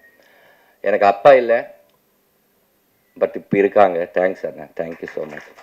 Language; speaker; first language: Tamil; non-native, local second language; Telugu